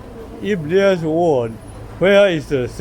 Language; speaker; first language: English; non-native, learner; Chinese